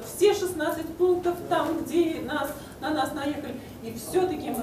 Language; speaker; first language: Russian; native; Russian